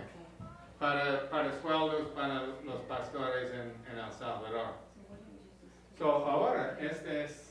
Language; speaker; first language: Spanish; non-native, learner; English